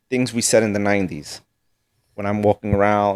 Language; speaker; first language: English; early bilingual, other home language; Italian